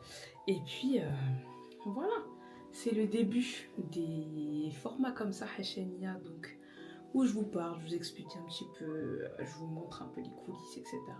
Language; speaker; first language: French; native; French